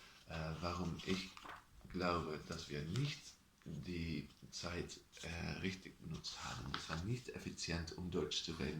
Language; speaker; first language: German; non-native, learner; Dutch